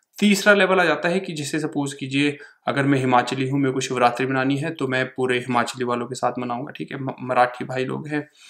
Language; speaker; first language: Hindi; native; Hindi